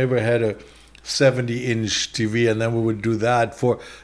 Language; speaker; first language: English; non-native, fluent; German